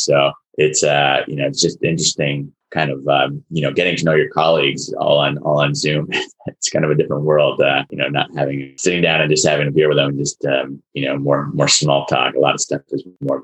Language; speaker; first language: English; native; English